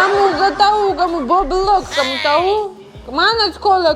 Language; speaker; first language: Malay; non-native, learner; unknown